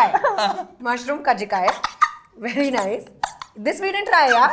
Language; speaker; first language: Telugu; non-native, learner; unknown